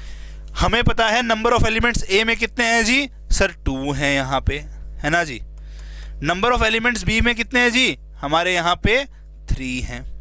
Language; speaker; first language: Hindi; native; Hindi